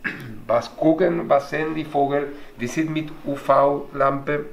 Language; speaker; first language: German; non-native, fluent; Spanish